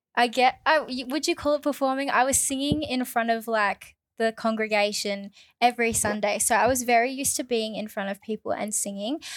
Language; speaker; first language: English; early bilingual, other home language; Filipino